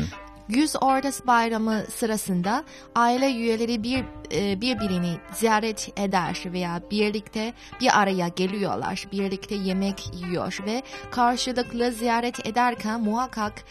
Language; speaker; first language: Turkish; non-native, fluent; Chinese